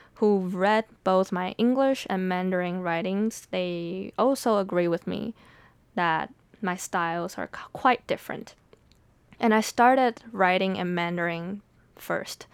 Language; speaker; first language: English; early bilingual, other home language; Chinese